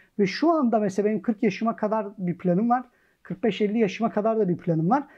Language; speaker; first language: Turkish; early bilingual, heritage; Turkish